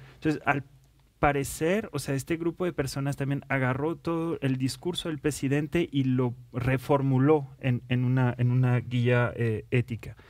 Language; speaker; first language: Spanish; non-native, fluent; French